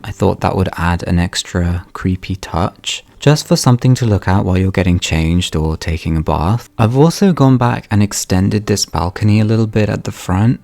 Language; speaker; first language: English; native; English